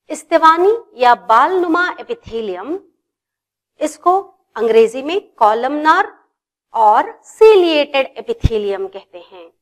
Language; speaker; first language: Urdu; native; Urdu